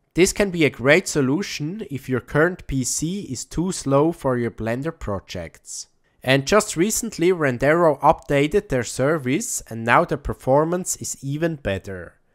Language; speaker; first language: English; non-native, fluent; German